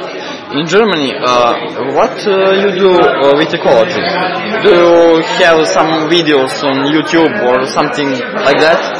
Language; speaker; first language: English; non-native, learner; Serbian